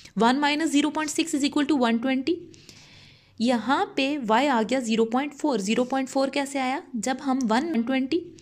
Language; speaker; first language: Urdu; non-native, local second language; Punjabi